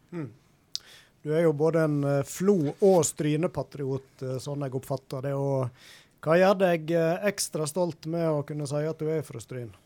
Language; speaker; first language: Norwegian; native; Norwegian